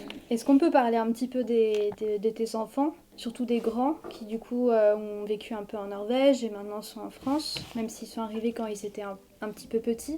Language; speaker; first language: French; native; French